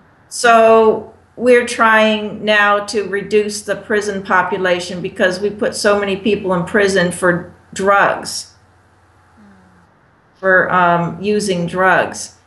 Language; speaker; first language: English; native; English